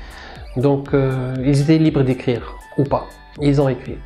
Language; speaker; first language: French; non-native, local second language; Arabic